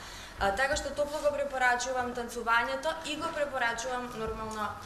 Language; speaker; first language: Macedonian; native; Macedonian